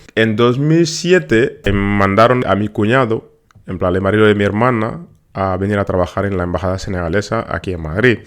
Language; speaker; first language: Spanish; non-native, fluent; Wolof